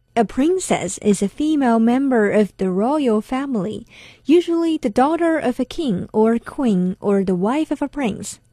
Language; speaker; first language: English; non-native, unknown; Chinese